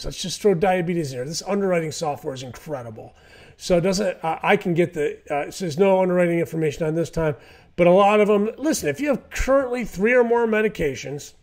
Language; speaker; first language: English; native; English